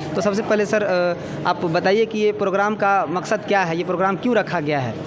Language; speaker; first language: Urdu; non-native, local second language; Hindi